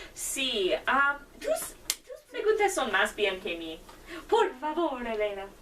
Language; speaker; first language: Spanish; non-native, learner; English